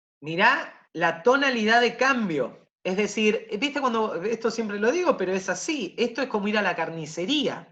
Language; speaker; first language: Spanish; native; Spanish